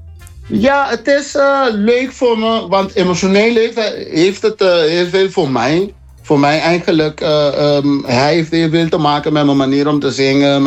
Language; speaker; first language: Dutch; non-native, local second language; Papiamento